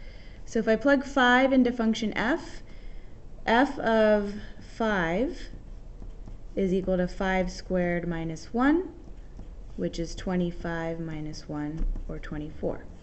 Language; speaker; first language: English; native; English